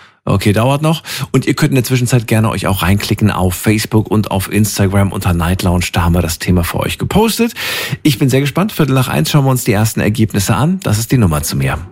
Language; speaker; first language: German; native; German